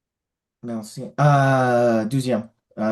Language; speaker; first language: French; non-native, learner; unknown